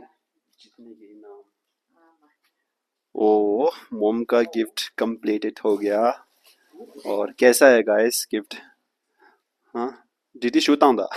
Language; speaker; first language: Hindi; non-native, local second language; Tibetan